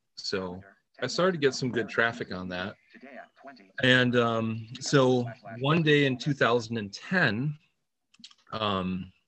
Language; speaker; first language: English; native; English